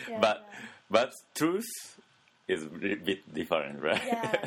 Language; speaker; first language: English; non-native, learner; Japanese